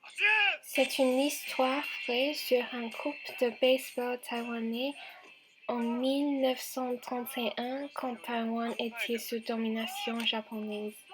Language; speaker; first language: French; non-native, fluent; Chinese